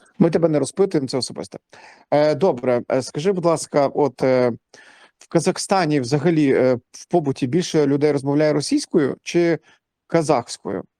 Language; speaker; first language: Ukrainian; native; Ukrainian